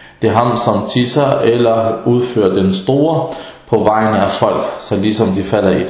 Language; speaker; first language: Danish; early bilingual, other home language; Arabic